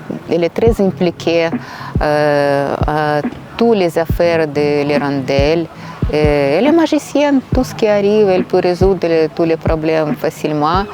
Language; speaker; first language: French; non-native, fluent; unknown